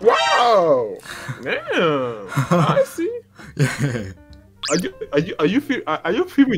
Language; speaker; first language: English; non-native, learner; German